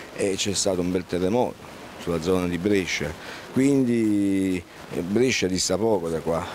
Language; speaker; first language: Italian; native; Italian